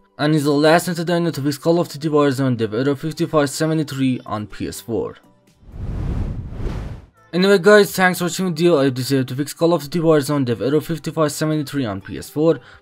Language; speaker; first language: English; non-native, learner; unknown